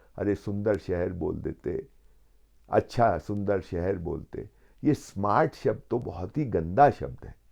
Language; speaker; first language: Hindi; native; Hindi